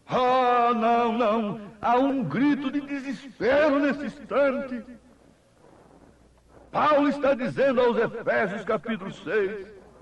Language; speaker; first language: Portuguese; native; Portuguese